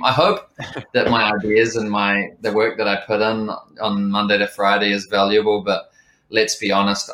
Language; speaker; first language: English; native; English